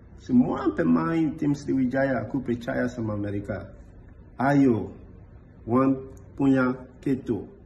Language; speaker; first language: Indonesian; non-native, learner; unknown